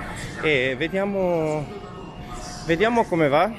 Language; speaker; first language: Italian; native; Italian